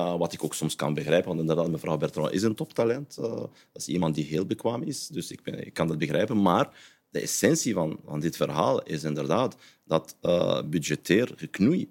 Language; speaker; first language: Dutch; non-native, fluent; Arabic